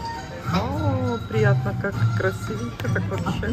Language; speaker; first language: Russian; native; Russian